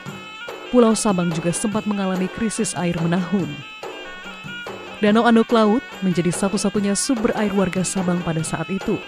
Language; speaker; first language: Indonesian; native; Indonesian